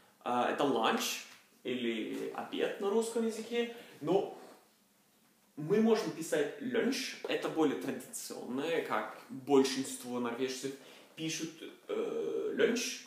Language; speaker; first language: Russian; non-native, fluent; Norwegian